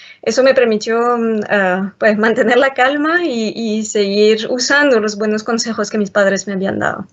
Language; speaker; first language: Spanish; non-native, fluent; French